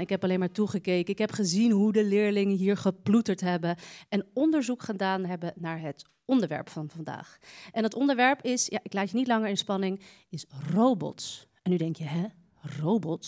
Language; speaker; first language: Dutch; native; Dutch